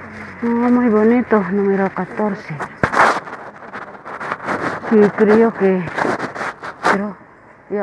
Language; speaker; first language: Spanish; non-native, learner; Filipino